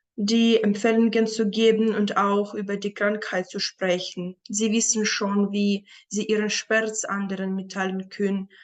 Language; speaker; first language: German; non-native, fluent; Ukrainian